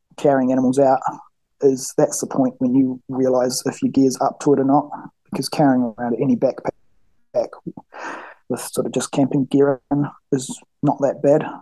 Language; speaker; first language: English; native; English